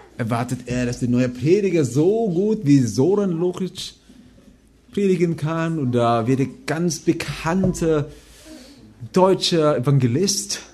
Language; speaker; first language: German; non-native, fluent; Filipino